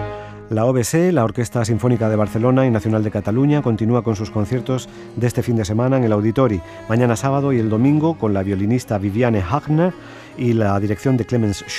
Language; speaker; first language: Spanish; native; Spanish